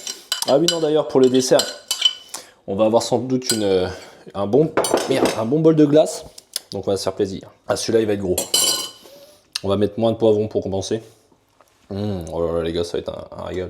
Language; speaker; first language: French; native; French